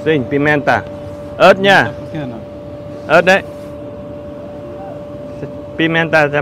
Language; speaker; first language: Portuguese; non-native, learner; Vietnamese